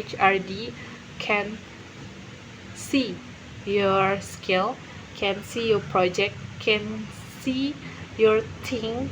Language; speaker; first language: English; non-native, learner; Indonesian